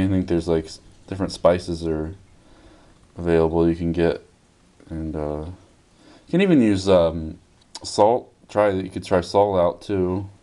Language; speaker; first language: English; native; English